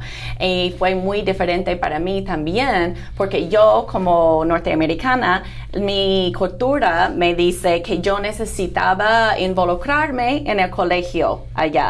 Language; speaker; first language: Spanish; non-native, fluent; English